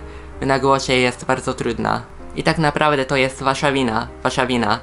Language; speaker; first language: Polish; non-native, fluent; Japanese